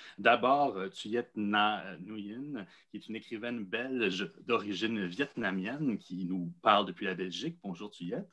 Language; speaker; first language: French; native; French